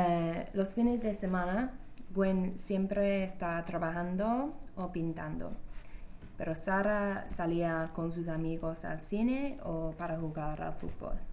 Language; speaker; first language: Spanish; non-native, learner; English